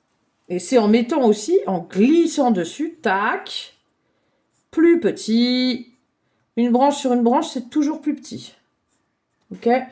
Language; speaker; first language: French; native; French